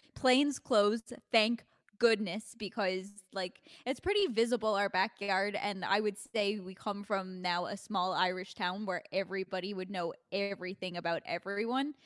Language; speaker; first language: English; native; English